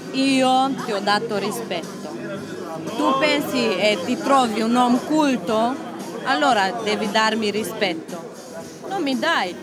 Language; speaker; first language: Italian; non-native, learner; Romanian